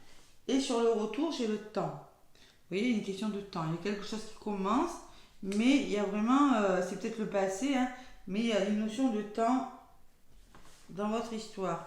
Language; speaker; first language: French; native; French